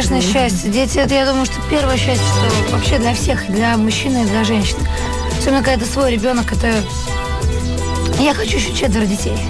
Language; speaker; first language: Russian; native; Russian